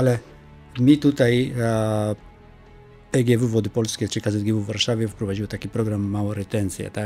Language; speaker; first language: Polish; non-native, fluent; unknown